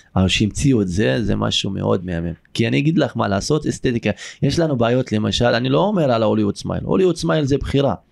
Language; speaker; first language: Hebrew; non-native, local second language; Arabic